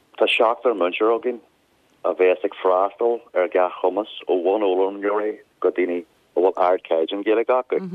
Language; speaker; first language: Irish; non-native, local second language; English